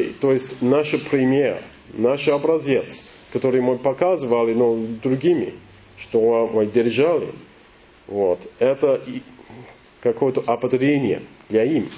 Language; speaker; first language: Russian; non-native, learner; English